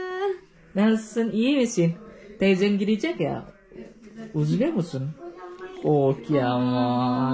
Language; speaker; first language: Turkish; non-native, learner; Indonesian